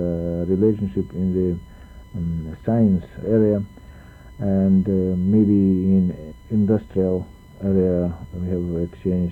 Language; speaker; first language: English; non-native, learner; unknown